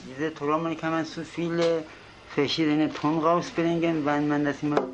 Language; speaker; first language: German; non-native, fluent; Kurdish